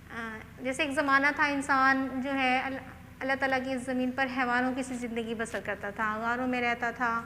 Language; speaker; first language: Hindi; non-native, local second language; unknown